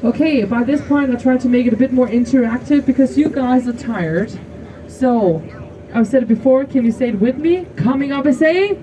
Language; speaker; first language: English; non-native, fluent; Danish